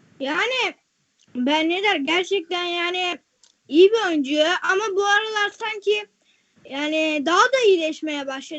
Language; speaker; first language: Turkish; early bilingual, heritage; Turkish